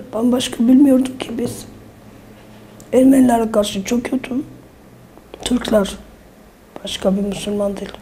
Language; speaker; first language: Turkish; non-native, fluent; Armenian